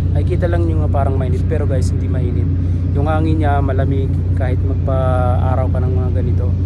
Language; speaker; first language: Filipino; non-native, local second language; Waray